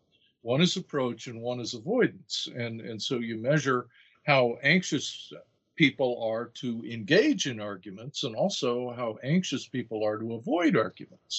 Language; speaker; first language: English; native; English